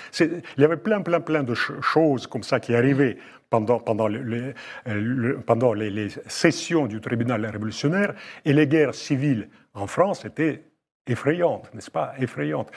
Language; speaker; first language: French; non-native, fluent; Russian